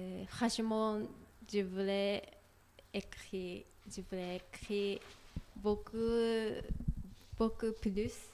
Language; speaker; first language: French; non-native, learner; Japanese